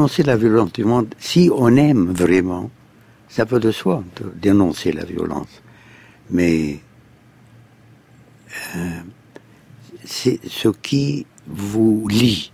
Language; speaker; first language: French; non-native, fluent; Arabic